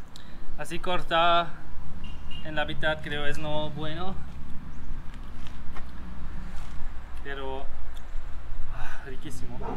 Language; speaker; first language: Spanish; non-native, learner; German